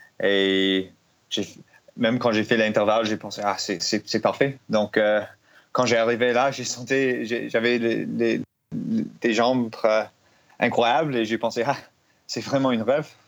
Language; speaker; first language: French; non-native, learner; English